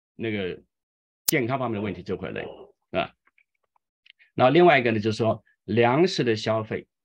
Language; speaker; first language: Chinese; native; Chinese